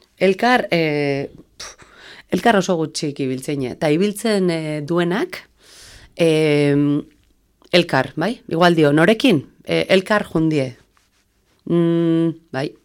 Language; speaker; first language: Basque; native; Basque